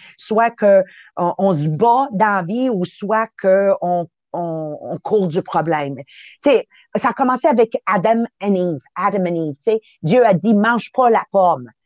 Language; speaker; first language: French; early bilingual, other home language; Italian